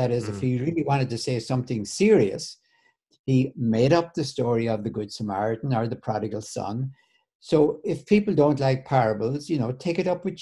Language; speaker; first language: English; native; English